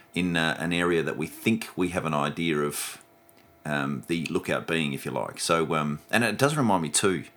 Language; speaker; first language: English; native; English